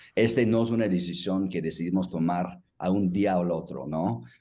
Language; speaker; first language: Spanish; non-native, fluent; English